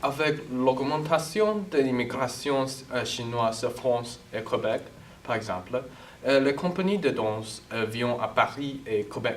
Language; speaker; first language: French; non-native, learner; English